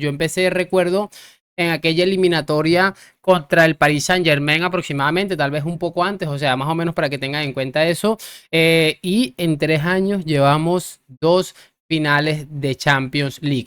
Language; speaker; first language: Spanish; native; Spanish